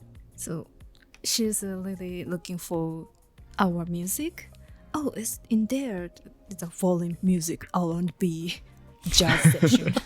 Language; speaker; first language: English; non-native, learner; Japanese